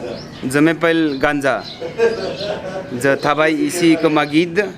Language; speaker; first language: French; non-native, learner; Nepali